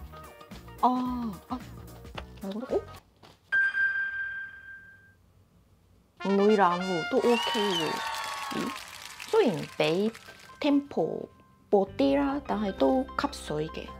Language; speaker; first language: Cantonese; non-native, fluent; Japanese